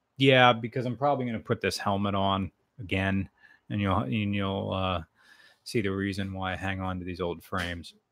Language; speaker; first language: English; native; English